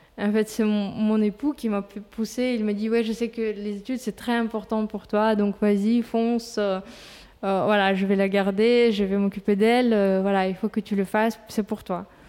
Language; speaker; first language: French; non-native, fluent; Russian